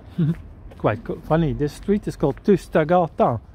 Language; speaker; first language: English; non-native, fluent; Dutch